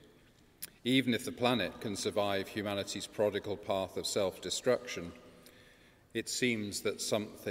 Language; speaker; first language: English; native; English